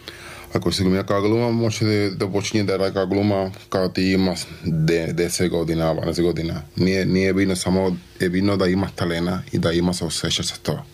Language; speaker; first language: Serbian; non-native, learner; Spanish